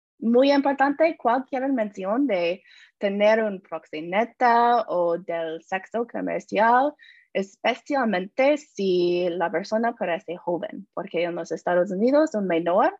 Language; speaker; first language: Spanish; non-native, fluent; English